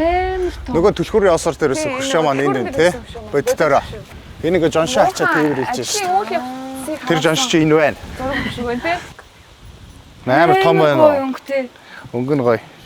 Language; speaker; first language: Mongolian; native; Mongolian